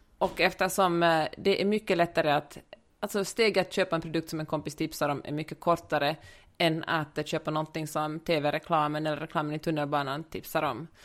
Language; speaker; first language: Swedish; native; Swedish